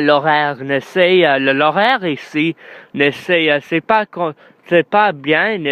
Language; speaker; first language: French; non-native, learner; English